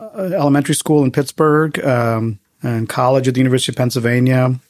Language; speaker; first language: English; early bilingual, other home language; Tamil